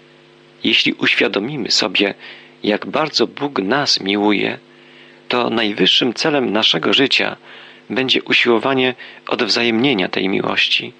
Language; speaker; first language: Polish; native; Polish